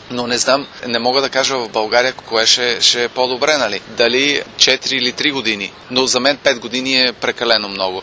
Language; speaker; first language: Bulgarian; non-native, fluent; German